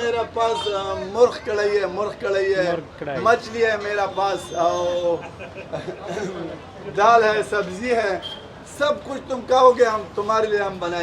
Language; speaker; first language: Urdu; non-native, learner; Pashto